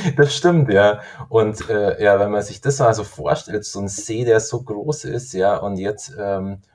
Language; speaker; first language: German; native; German